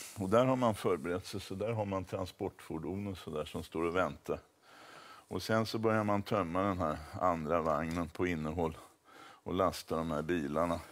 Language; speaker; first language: Swedish; native; Swedish